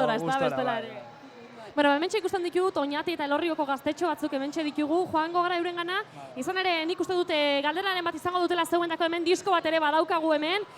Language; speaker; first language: Basque; native; Basque